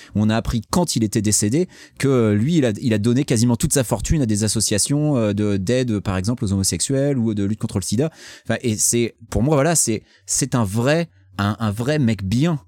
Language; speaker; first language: French; native; French